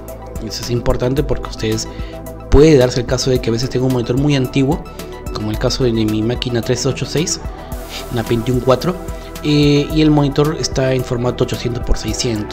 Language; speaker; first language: Spanish; native; Spanish